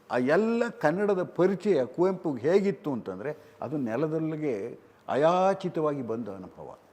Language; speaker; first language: Kannada; native; Kannada